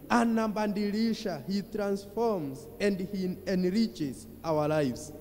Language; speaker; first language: English; non-native, local second language; Kikuyu